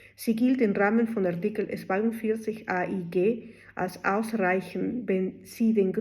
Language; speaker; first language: German; non-native, fluent; Spanish